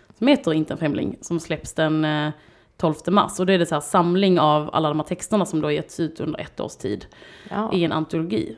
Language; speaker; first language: Swedish; native; Swedish